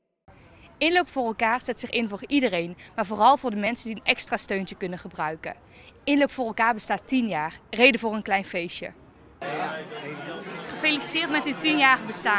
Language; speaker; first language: Dutch; native; Dutch